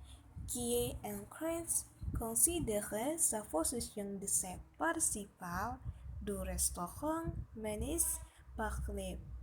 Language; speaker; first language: French; non-native, learner; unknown